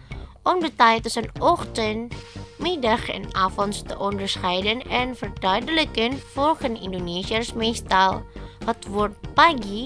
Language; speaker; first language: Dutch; non-native, learner; Indonesian